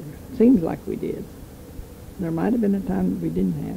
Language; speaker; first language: English; native; English